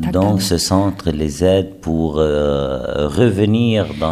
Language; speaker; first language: French; non-native, fluent; Arabic